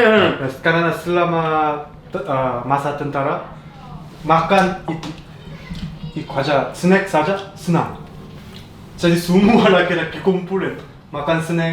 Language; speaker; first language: Indonesian; non-native, learner; Korean